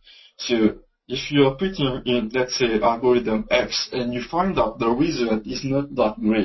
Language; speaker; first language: English; non-native, local second language; Morisyen